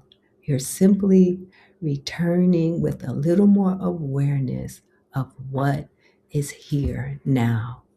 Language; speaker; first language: English; native; English